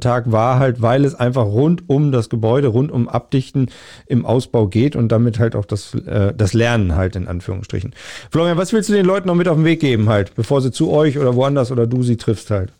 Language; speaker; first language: German; native; German